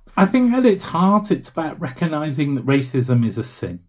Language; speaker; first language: English; native; English